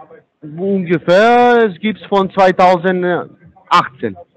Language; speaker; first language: German; non-native, fluent; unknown